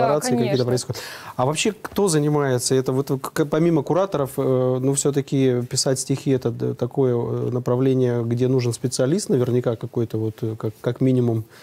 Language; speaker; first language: Russian; native; Russian